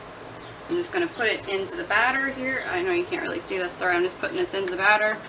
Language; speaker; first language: English; native; English